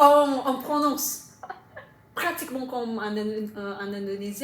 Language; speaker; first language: French; non-native, fluent; Indonesian